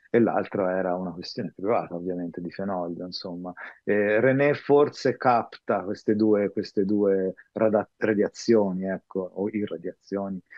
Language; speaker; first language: Italian; native; Italian